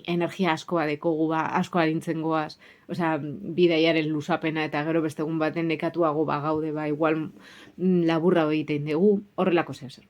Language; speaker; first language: Basque; native; Basque